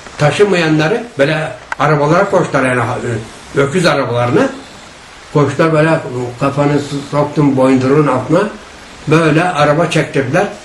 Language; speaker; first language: Turkish; native; Turkish